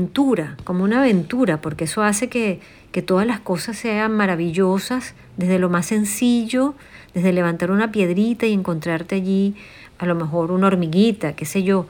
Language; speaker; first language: Spanish; native; Spanish